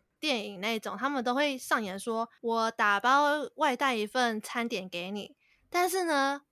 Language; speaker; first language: Chinese; native; Chinese